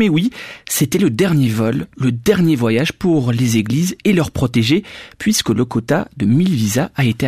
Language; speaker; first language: French; native; French